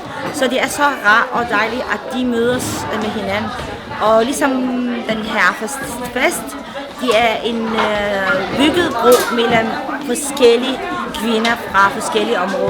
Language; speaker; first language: Danish; non-native, learner; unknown